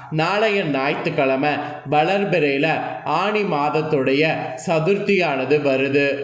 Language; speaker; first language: Tamil; native; Tamil